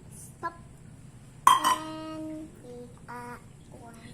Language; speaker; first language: English; non-native, learner; Indonesian